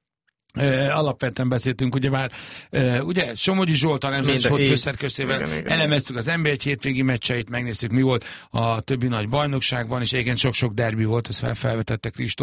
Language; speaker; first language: Hungarian; native; Hungarian